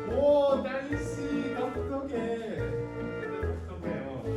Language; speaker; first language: Korean; non-native, learner; English